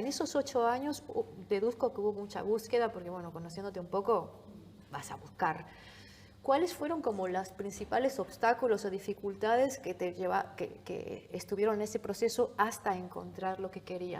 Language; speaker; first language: Spanish; native; Spanish